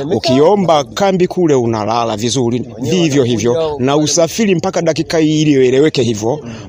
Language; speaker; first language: Swahili; non-native, local second language; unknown